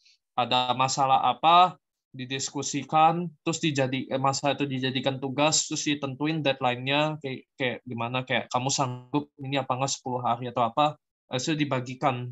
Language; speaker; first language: Indonesian; native; Indonesian